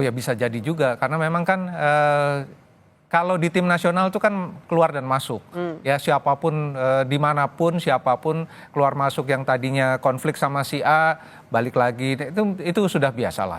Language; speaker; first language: Indonesian; native; Indonesian